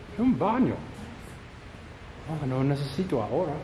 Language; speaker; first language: Spanish; non-native, learner; English